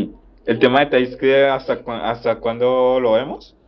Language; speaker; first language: Spanish; native; Spanish